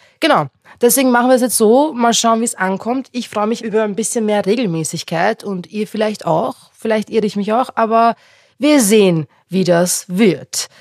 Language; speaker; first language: German; non-native, local second language; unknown